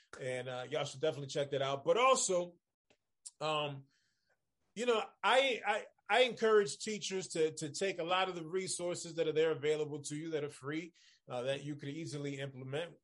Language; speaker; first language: English; early bilingual, other home language; Spanish